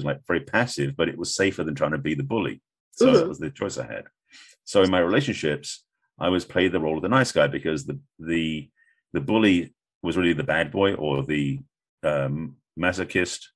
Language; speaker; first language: English; native; English